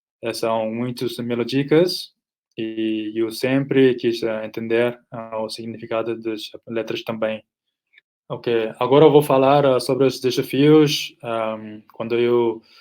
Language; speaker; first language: Portuguese; non-native, fluent; Nepali